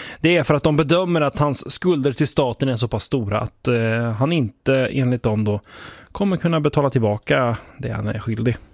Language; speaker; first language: Swedish; native; Swedish